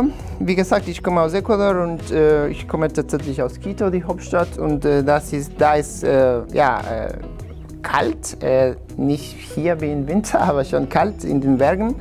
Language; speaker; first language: German; non-native, fluent; Spanish